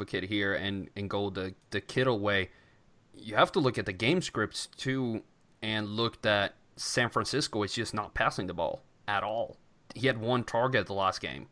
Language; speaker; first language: English; non-native, fluent; Swedish